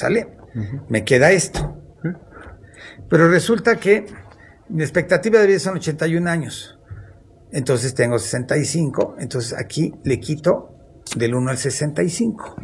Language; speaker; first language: Spanish; native; Spanish